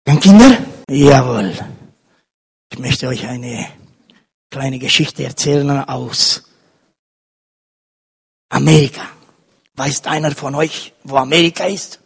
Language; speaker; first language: German; non-native, fluent; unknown